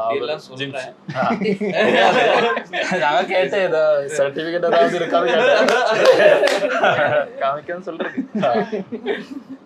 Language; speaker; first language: Tamil; non-native, learner; Malayalam